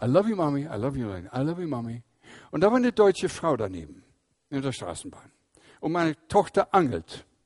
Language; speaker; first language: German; non-native, fluent; English